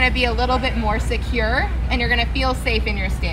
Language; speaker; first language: English; native; English